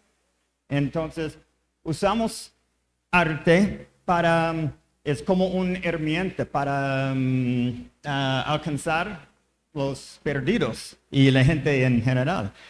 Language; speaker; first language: Spanish; non-native, learner; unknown